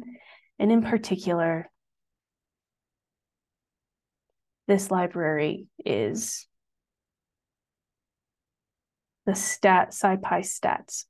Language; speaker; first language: English; native; English